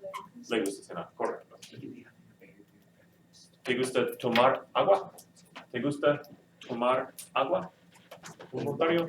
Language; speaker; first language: Spanish; non-native, fluent; English